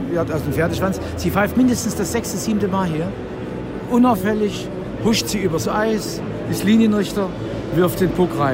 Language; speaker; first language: German; native; German